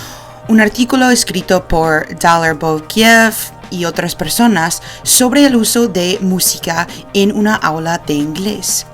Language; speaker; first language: Spanish; non-native, learner; English